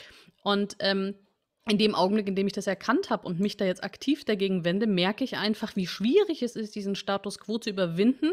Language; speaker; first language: German; native; German